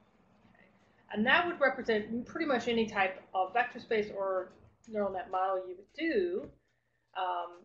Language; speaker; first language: English; native; English